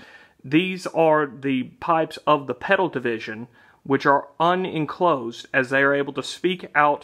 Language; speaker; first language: English; native; English